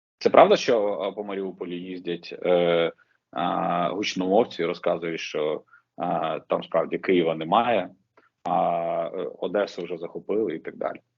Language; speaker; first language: Ukrainian; native; Ukrainian